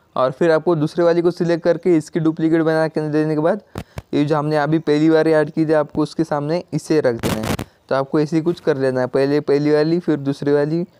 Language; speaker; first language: Hindi; non-native, local second language; Marathi